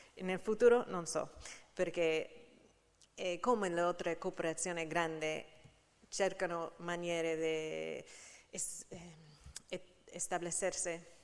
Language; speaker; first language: Italian; non-native, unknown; English